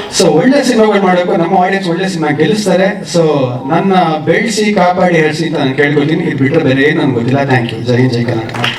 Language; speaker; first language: Kannada; native; Kannada